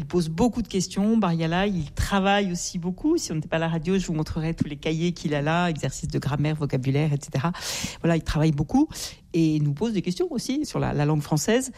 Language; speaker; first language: French; native; French